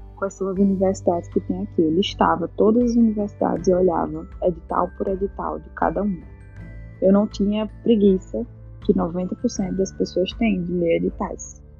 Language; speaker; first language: Portuguese; native; Portuguese